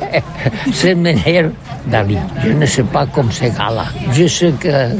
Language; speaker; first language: French; non-native, learner; Catalan